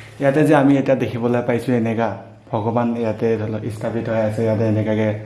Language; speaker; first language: Assamese; native; Assamese